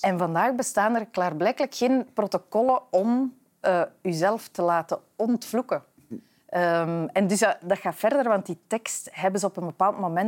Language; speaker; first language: Dutch; native; Dutch